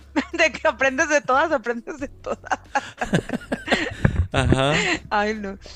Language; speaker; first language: Spanish; native; Spanish